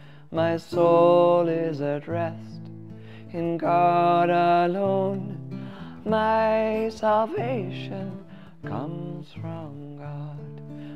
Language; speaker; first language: English; native; English